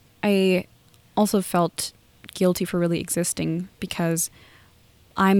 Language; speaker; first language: English; native; English